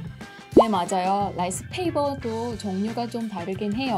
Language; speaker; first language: Korean; non-native, fluent; Vietnamese